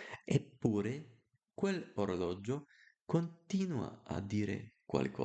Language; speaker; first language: Italian; non-native, learner; Bulgarian